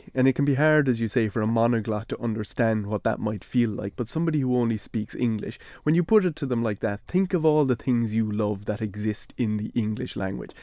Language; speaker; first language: English; native; English